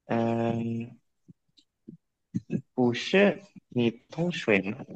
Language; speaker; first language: Chinese; non-native, learner; Indonesian